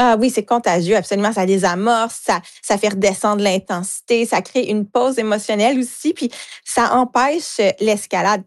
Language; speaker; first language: French; native; French